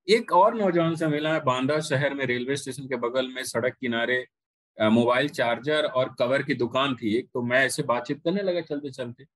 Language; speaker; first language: Hindi; native; Hindi